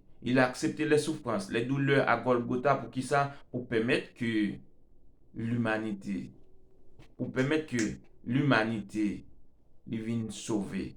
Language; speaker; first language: French; non-native, local second language; Haitian Creole